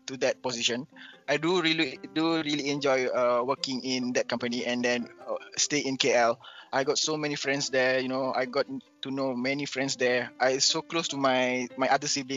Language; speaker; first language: English; non-native, local second language; Malay